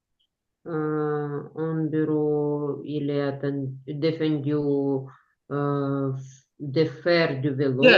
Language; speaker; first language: French; non-native, learner; Ukrainian